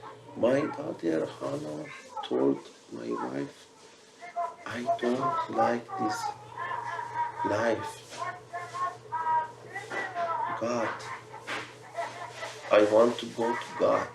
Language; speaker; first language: English; non-native, learner; Persian